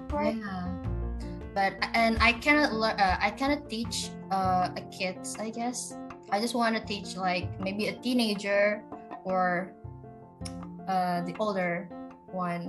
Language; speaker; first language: English; non-native, fluent; Indonesian